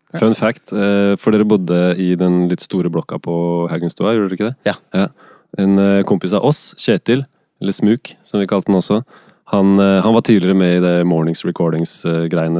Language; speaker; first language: Norwegian; native; Norwegian